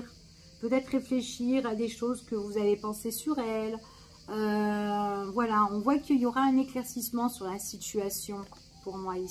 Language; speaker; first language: French; native; French